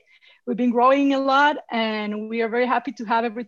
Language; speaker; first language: English; non-native, fluent; Spanish